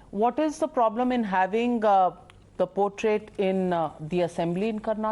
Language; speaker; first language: English; non-native, local second language; Hindi